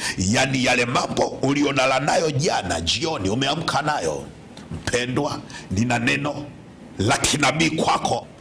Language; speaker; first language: Swahili; native; Swahili